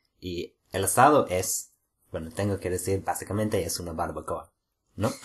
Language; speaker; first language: Spanish; non-native, fluent; English